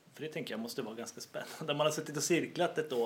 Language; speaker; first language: Swedish; native; Swedish